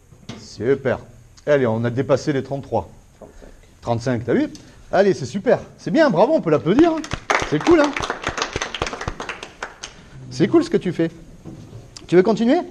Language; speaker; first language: French; native; French